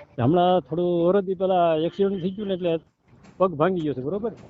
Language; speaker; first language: Gujarati; native; Gujarati